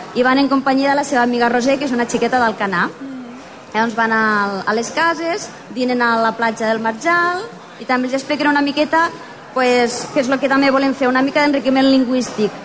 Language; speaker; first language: Catalan; native; Catalan